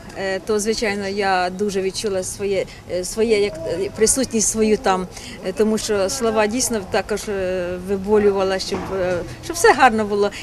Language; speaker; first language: Ukrainian; native; Ukrainian